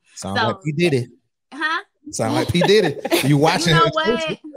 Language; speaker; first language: English; native; English